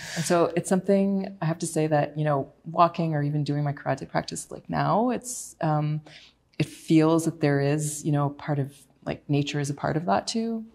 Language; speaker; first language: English; native; English